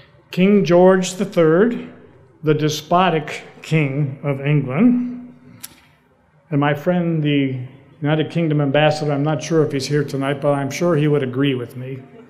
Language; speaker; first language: English; native; English